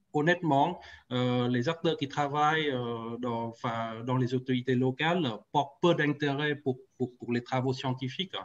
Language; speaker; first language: French; non-native, fluent; Vietnamese